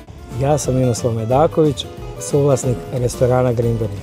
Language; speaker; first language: Croatian; native; Croatian